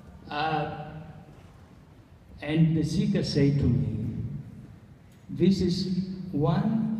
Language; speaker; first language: English; non-native, learner; Italian